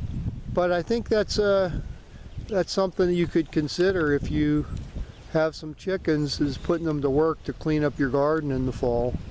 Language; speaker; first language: English; native; English